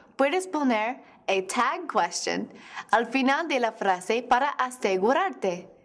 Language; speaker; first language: Spanish; non-native, fluent; English